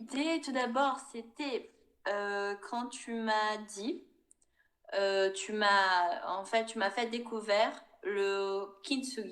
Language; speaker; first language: French; non-native, fluent; Portuguese